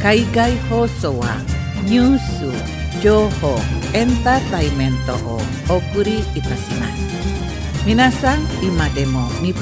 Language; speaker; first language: Japanese; non-native, fluent; Indonesian